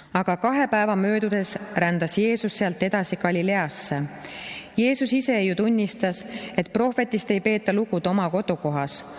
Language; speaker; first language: Estonian; native; Estonian